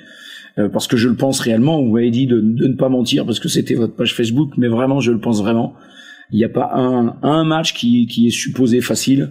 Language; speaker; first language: French; native; French